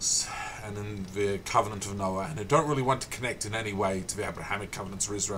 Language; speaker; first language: English; native; English